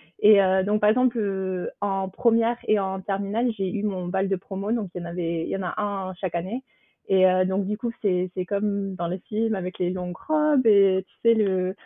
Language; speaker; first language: French; native; French